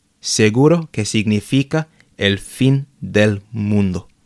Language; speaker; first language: Spanish; non-native, fluent; English